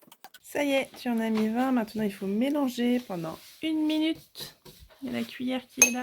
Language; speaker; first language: French; native; French